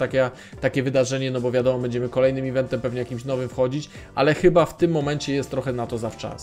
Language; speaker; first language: Polish; native; Polish